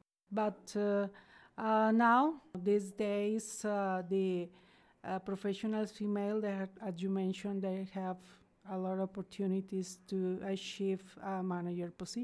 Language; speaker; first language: English; non-native, fluent; Spanish